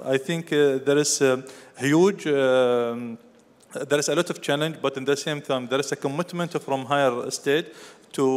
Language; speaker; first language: English; non-native, fluent; Arabic